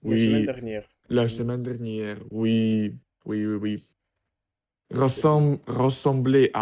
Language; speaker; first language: French; non-native, learner; Russian